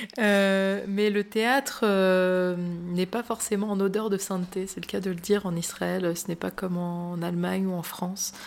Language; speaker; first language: French; native; French